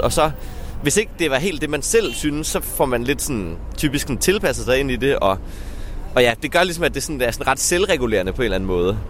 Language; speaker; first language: Danish; native; Danish